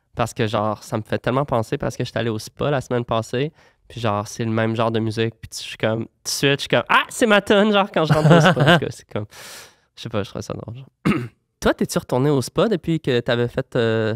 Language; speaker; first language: French; native; French